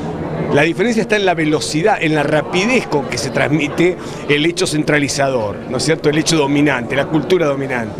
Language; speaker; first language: Spanish; native; Spanish